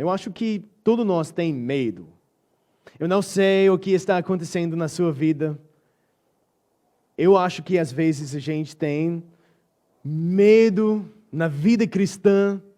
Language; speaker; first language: Portuguese; non-native, fluent; English